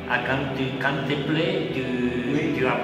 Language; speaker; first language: French; non-native, fluent; Italian